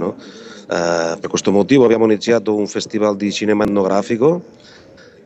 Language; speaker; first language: Italian; non-native, fluent; Catalan